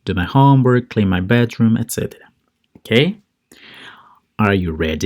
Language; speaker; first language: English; non-native, fluent; Spanish